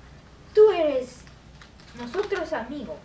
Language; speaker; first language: Spanish; non-native, learner; English